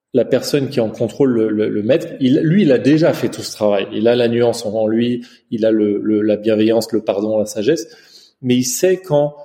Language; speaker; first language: French; early bilingual, other home language; Chinese